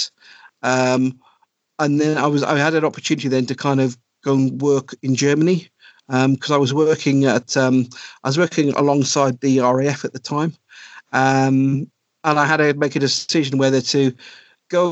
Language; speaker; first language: English; native; English